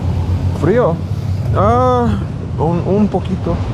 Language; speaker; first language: Spanish; non-native, learner; English